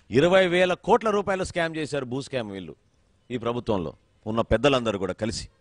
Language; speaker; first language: Telugu; native; Telugu